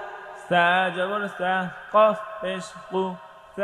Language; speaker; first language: Arabic; non-native, learner; Bangla